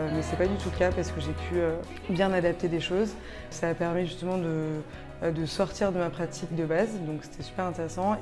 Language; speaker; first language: French; native; French